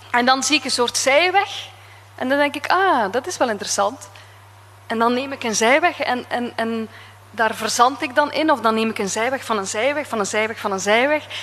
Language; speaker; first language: Dutch; native; Dutch